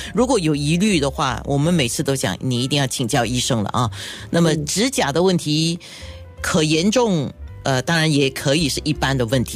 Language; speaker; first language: Chinese; native; Chinese